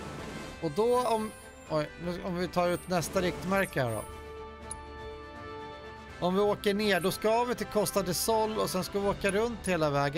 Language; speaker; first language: Swedish; native; Swedish